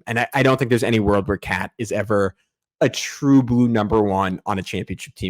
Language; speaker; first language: English; native; English